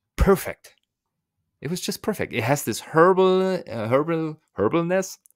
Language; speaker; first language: English; non-native, fluent; German